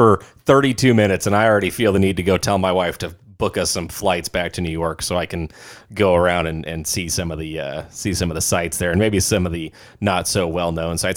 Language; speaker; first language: English; native; English